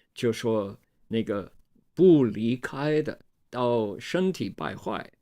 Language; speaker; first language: Chinese; non-native, fluent; English